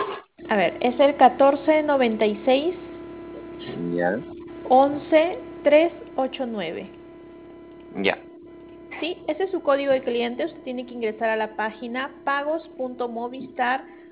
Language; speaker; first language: Spanish; native; Spanish